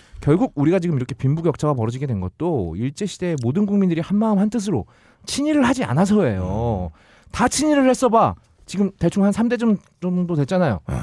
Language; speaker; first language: Korean; native; Korean